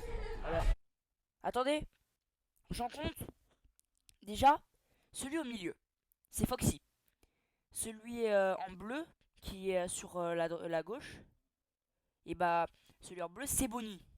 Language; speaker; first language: French; native; French